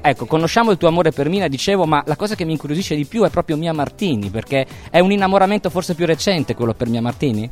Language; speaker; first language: Italian; native; Italian